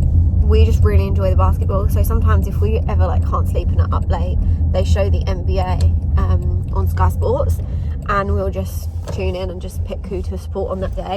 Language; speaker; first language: English; native; English